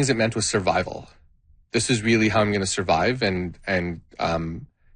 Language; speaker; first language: English; non-native, fluent; Gujarati